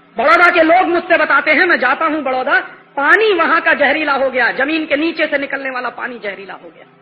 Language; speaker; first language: Hindi; native; Hindi